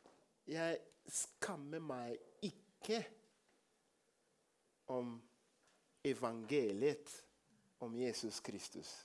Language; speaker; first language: Norwegian; non-native, learner; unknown